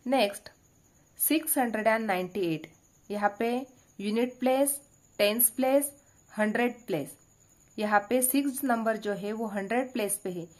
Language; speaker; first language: Hindi; non-native, local second language; Marathi